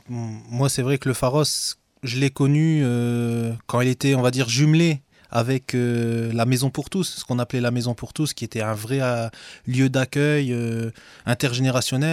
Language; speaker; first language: French; native; French